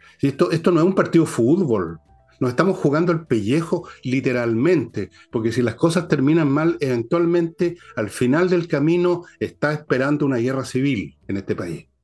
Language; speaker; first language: Spanish; native; Spanish